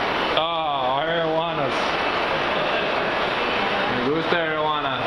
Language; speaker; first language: Spanish; non-native, learner; English